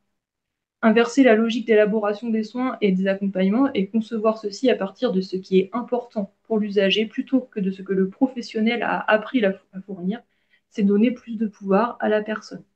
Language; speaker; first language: French; native; French